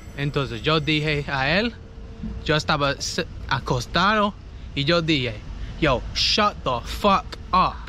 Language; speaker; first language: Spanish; non-native, learner; English